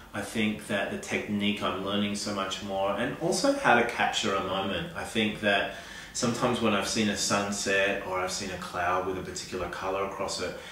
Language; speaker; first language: English; native; English